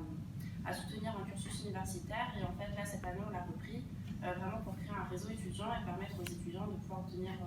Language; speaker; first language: French; native; French